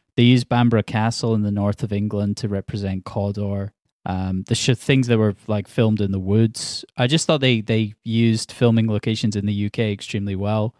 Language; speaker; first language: English; native; English